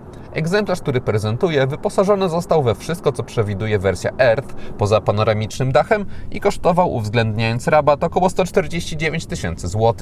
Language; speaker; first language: Polish; native; Polish